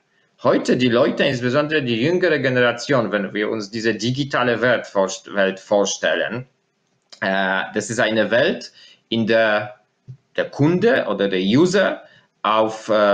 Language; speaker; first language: German; non-native, fluent; Polish